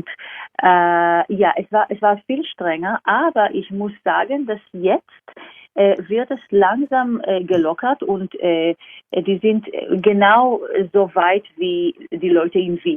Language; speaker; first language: German; non-native, fluent; Hebrew